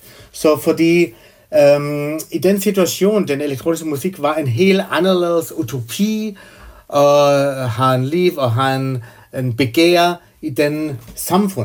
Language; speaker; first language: Danish; non-native, fluent; German